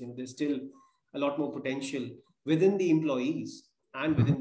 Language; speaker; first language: English; non-native, local second language; Punjabi